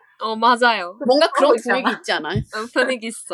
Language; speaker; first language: Korean; non-native, fluent; Japanese